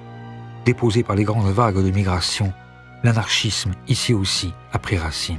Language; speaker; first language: French; native; French